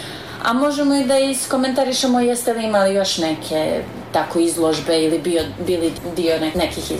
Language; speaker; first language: Croatian; native; Croatian